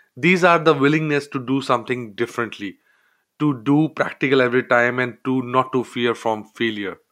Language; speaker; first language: English; non-native, local second language; Hindi